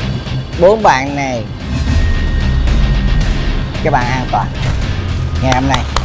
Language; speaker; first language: Vietnamese; native; Vietnamese